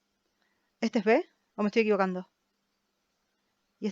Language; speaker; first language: Spanish; native; Spanish